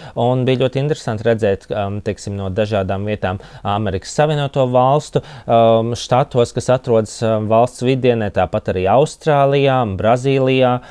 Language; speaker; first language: Latvian; native; Latvian